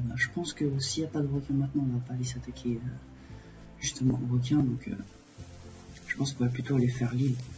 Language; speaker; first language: French; native; French